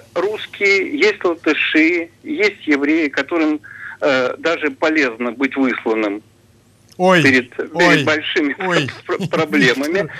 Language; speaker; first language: Russian; native; Russian